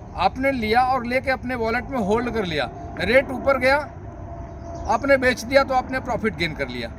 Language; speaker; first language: Hindi; native; Hindi